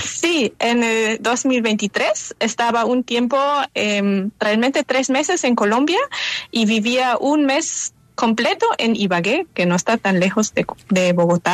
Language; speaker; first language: Spanish; non-native, fluent; German